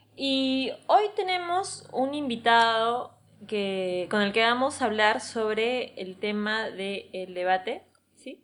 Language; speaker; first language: Spanish; native; Spanish